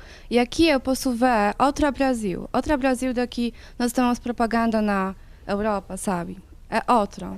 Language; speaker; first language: Portuguese; non-native, learner; Polish